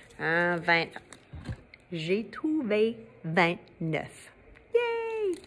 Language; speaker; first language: French; non-native, fluent; English